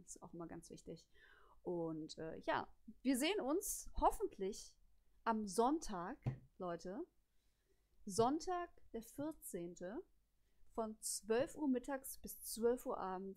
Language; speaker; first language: German; native; German